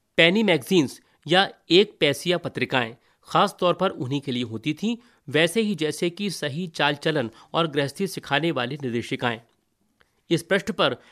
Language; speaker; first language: Hindi; native; Hindi